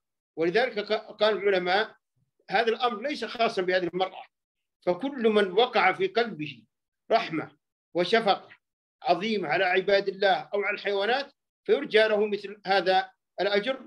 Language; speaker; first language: Arabic; native; Arabic